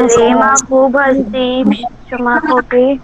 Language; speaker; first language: Persian; non-native, learner; Urdu